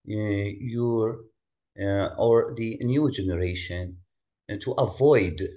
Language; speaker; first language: English; non-native, fluent; Arabic